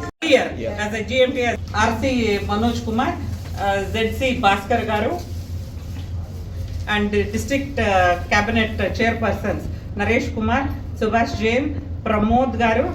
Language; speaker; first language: English; non-native, local second language; Telugu